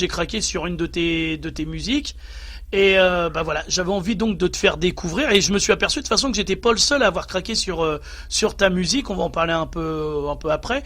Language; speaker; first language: French; native; French